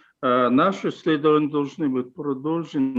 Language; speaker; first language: Russian; non-native, fluent; Mongolian